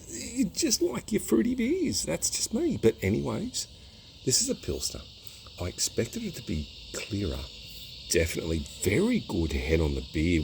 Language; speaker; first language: English; native; English